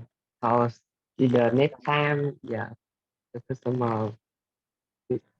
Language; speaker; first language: English; non-native, learner; Vietnamese